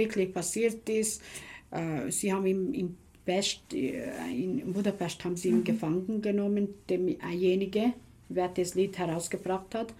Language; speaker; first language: German; non-native, local second language; Romany